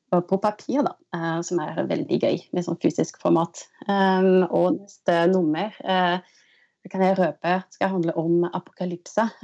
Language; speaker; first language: Norwegian; non-native, fluent; French